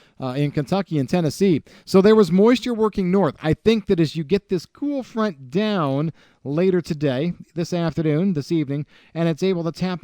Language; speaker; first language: English; native; English